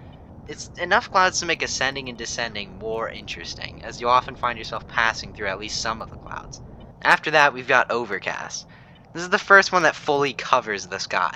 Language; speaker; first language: English; native; English